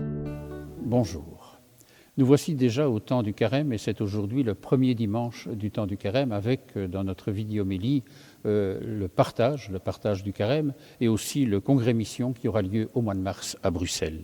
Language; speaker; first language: French; native; French